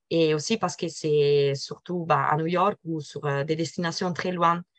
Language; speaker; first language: French; non-native, fluent; Italian